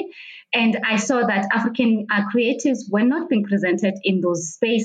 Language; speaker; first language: English; non-native, local second language; Xhosa